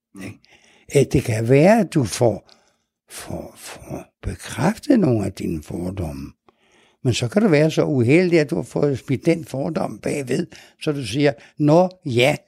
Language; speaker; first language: Danish; native; Danish